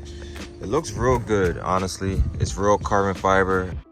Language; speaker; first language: English; native; English